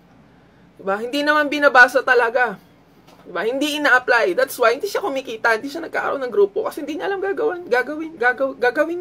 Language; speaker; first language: Filipino; native; Filipino